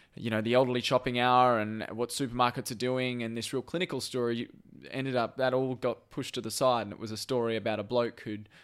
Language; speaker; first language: English; native; English